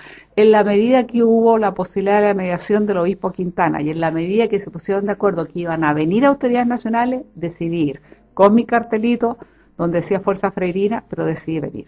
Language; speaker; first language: Spanish; native; Spanish